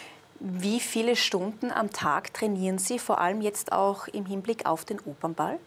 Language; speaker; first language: German; native; German